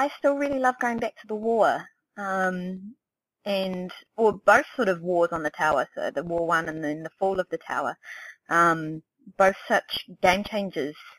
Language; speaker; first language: English; native; English